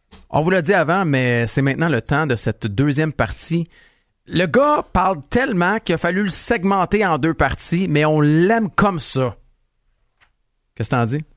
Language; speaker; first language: French; native; French